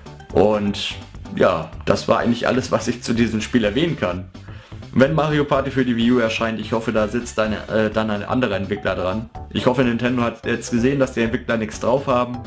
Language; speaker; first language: German; native; German